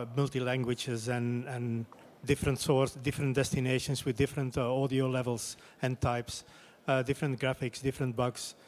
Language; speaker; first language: English; non-native, fluent; Dutch